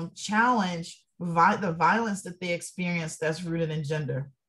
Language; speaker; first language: English; native; English